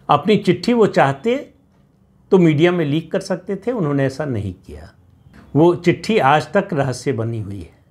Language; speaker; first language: Hindi; native; Hindi